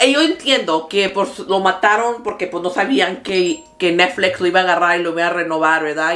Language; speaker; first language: Spanish; early bilingual, other home language; English